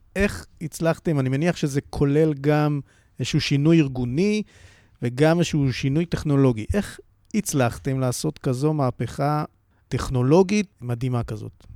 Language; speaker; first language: Hebrew; native; Hebrew